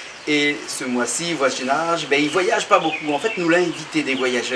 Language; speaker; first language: French; native; French